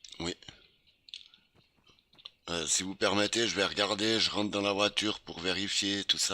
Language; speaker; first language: French; native; French